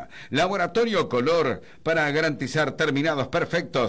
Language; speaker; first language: Spanish; native; Spanish